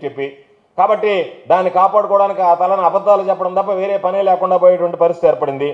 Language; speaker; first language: Telugu; native; Telugu